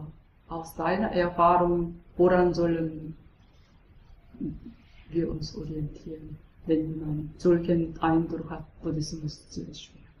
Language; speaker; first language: German; non-native, fluent; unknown